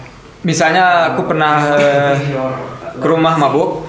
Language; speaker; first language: Indonesian; early bilingual, heritage; German